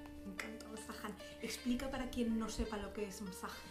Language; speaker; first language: Spanish; native; Spanish